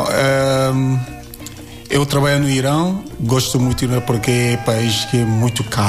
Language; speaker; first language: Portuguese; non-native, learner; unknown